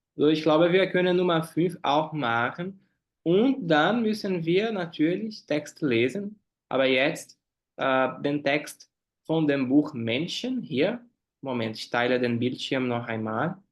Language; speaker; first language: German; non-native, fluent; Portuguese